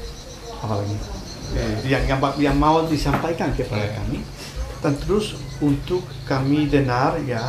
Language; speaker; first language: Indonesian; non-native, fluent; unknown